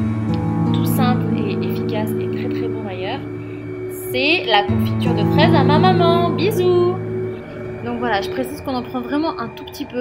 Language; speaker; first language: French; native; French